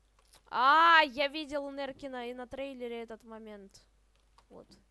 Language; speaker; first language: Russian; native; Russian